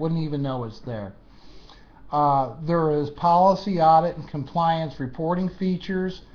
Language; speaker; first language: English; native; English